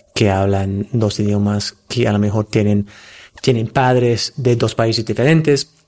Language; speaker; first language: Spanish; non-native, fluent; English